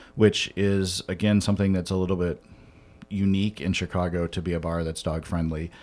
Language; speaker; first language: English; native; English